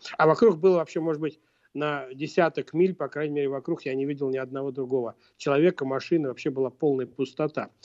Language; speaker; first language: Russian; native; Russian